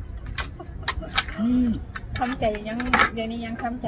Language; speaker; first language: Korean; non-native, learner; Lao